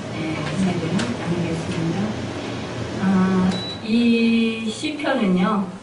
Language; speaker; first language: Korean; native; Korean